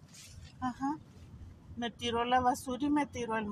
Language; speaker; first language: Spanish; native; Spanish